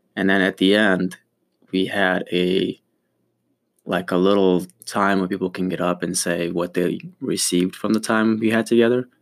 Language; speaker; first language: English; early bilingual, other home language; Ukrainian